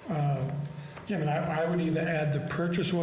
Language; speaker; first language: English; native; English